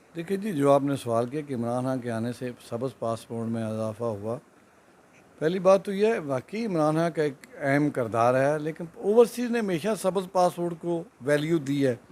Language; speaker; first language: Urdu; non-native, local second language; Punjabi